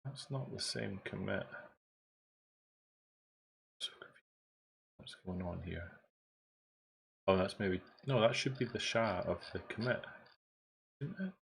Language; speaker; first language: English; native; English